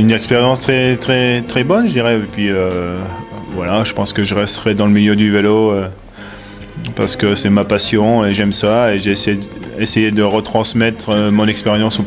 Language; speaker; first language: French; native; French